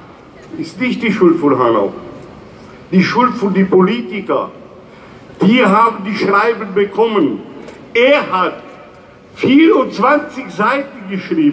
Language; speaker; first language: German; non-native, fluent; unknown